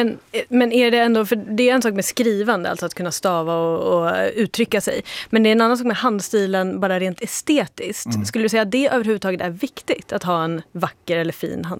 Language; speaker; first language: Swedish; native; Swedish